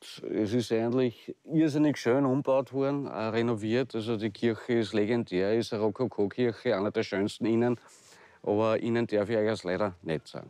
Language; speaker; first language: German; native; German